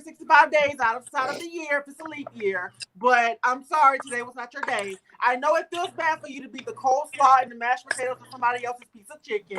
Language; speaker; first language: English; native; English